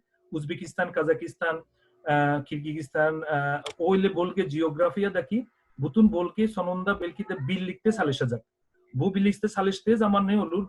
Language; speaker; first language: Turkish; non-native, fluent; Bangla